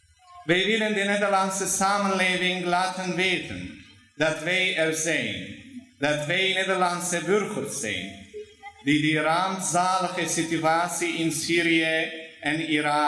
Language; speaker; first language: Dutch; non-native, fluent; Turoyo